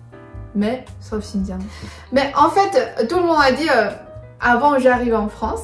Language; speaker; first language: French; non-native, learner; Chinese